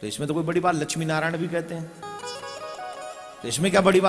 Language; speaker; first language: Hindi; native; Hindi